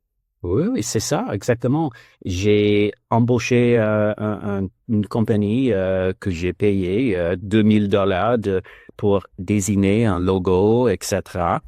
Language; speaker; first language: French; non-native, learner; English